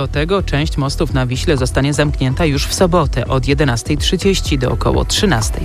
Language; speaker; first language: Polish; native; Polish